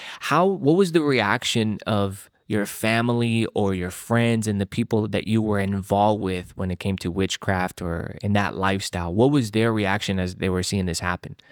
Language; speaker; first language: English; native; English